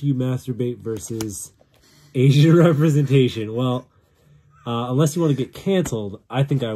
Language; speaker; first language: English; native; English